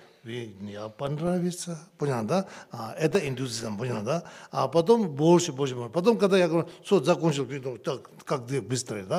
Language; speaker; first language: Russian; non-native, learner; Tibetan